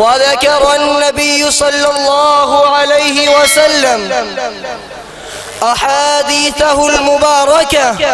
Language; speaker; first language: Arabic; non-native, learner; Urdu